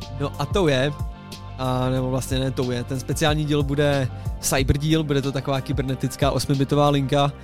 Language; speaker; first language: Czech; native; Czech